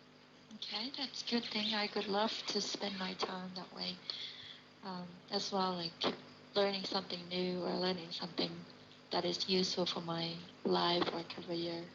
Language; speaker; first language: English; non-native, learner; Vietnamese